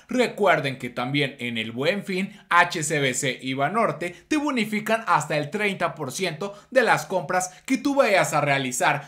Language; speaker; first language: Spanish; native; Spanish